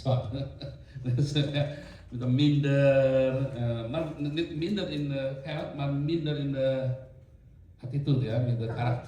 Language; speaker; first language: Dutch; non-native, learner; Indonesian